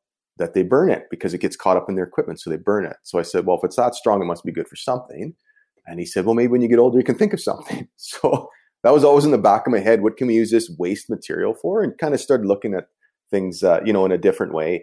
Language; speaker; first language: English; native; English